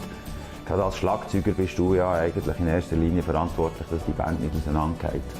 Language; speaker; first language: German; native; German